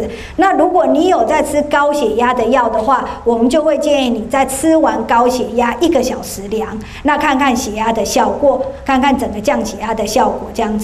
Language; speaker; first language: Chinese; native; Chinese